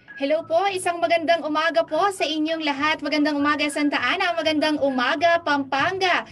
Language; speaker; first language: Filipino; non-native, local second language; Pampanga